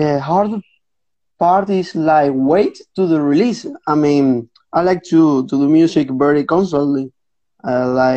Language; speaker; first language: English; non-native, fluent; Spanish